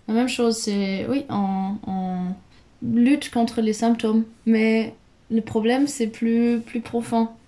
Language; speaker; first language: French; non-native, fluent; German